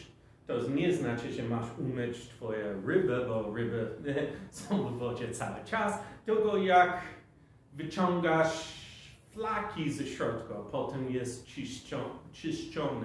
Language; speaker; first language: Polish; non-native, fluent; English